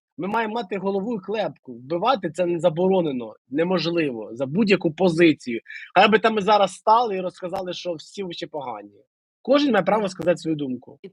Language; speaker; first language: Ukrainian; native; Ukrainian